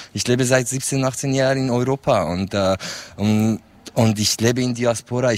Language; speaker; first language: German; non-native, fluent; Kurdish